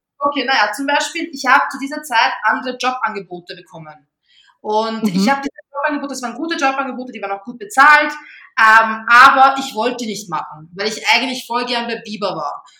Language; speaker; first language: German; early bilingual, other home language; Serbian